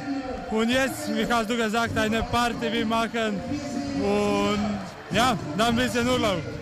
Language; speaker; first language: German; non-native, learner; Croatian